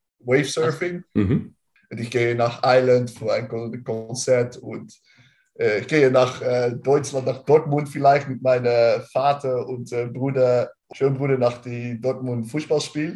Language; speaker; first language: German; non-native, learner; Dutch